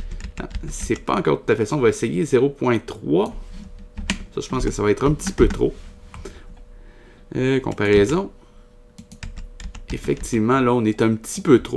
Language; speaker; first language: French; native; French